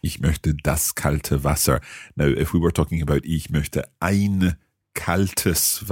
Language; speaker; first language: German; non-native, learner; English